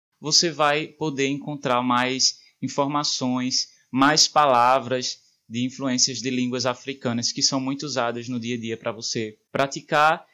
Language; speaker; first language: Portuguese; native; Portuguese